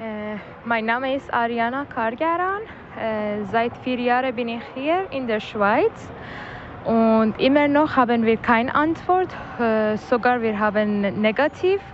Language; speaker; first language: German; non-native, learner; Persian